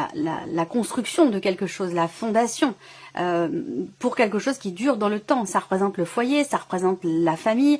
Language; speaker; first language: French; native; French